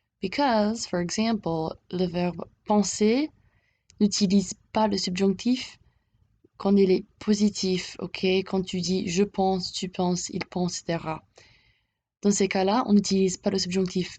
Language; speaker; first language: French; non-native, fluent; English